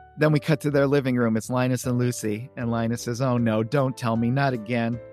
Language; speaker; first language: English; native; English